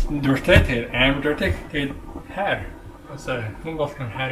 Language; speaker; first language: Mongolian; non-native, learner; English